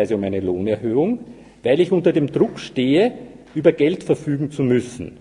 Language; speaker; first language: German; native; German